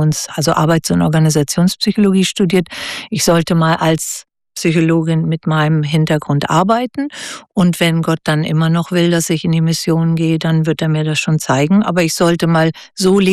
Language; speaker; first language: German; native; German